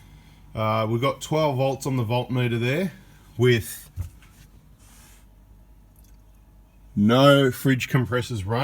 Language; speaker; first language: English; native; English